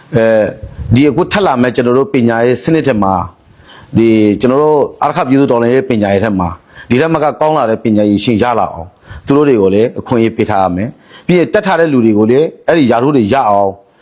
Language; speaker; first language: Burmese; non-native, local second language; Rohingya